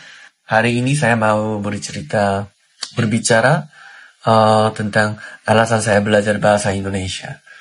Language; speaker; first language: Indonesian; non-native, learner; Korean